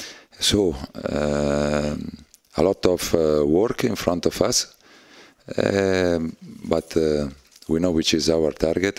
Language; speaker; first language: English; non-native, learner; Italian